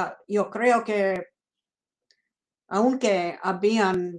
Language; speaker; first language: Spanish; non-native, fluent; English